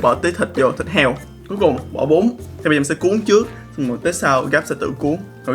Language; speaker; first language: Vietnamese; native; Vietnamese